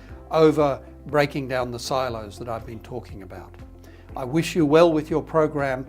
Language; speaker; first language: English; native; English